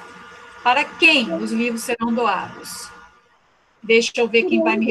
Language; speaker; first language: Portuguese; native; Portuguese